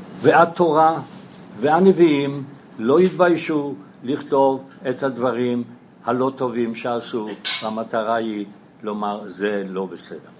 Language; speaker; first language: Hebrew; non-native, fluent; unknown